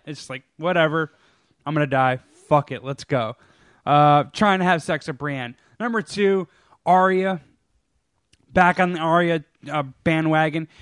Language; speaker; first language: English; native; English